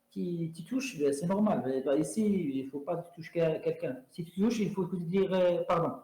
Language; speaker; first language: French; non-native, local second language; Arabic